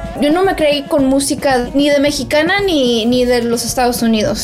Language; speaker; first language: Spanish; early bilingual, heritage; Spanish